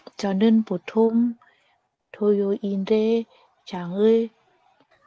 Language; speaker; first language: Korean; non-native, learner; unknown